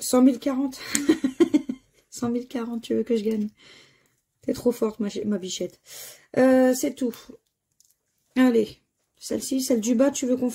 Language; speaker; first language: French; native; French